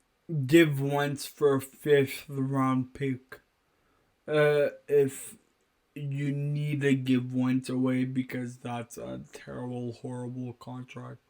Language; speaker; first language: English; native; English